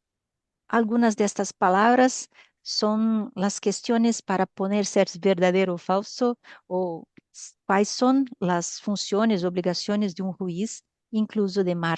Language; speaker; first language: Spanish; non-native, learner; Portuguese